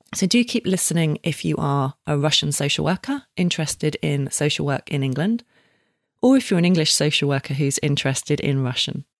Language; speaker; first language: English; native; English